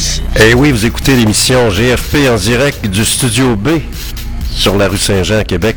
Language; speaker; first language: French; native; French